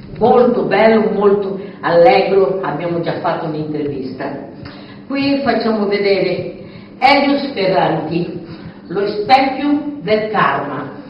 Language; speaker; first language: Italian; non-native, fluent; Portuguese